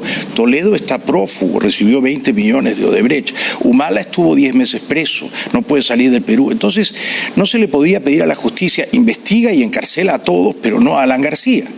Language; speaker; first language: Spanish; native; Spanish